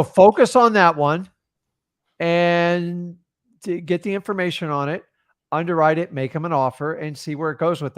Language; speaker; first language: English; native; English